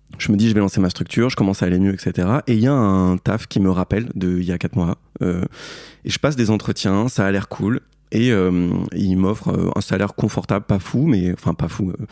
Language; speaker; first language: French; native; French